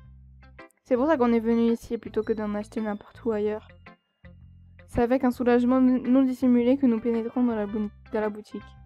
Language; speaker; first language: French; native; French